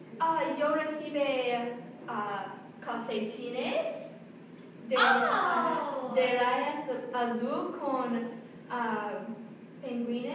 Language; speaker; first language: Spanish; non-native, learner; English